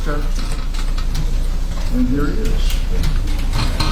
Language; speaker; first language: English; native; English